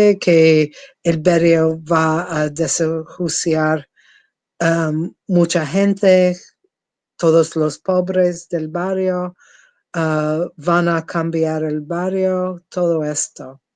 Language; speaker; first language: Spanish; non-native, fluent; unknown